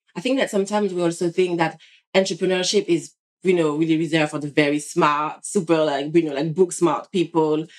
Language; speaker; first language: English; non-native, fluent; French